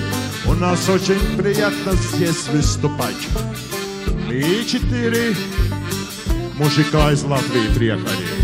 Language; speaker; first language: Russian; non-native, fluent; Latvian